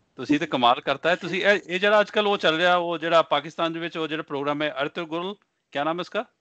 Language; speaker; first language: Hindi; early bilingual, heritage; Punjabi